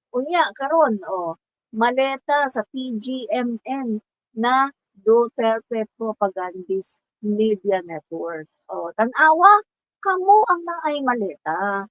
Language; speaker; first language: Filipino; non-native, local second language; Cebuano